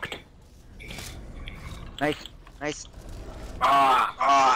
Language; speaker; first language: English; non-native, learner; German